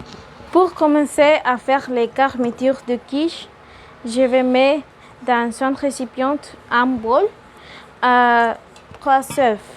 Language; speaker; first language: French; non-native, learner; Spanish